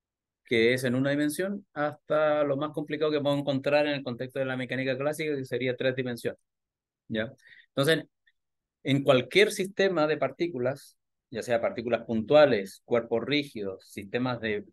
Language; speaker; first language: Spanish; native; Spanish